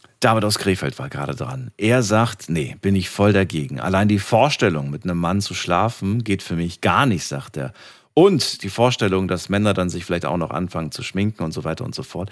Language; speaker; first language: German; native; German